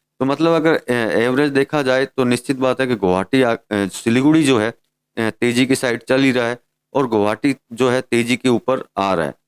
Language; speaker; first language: Hindi; native; Hindi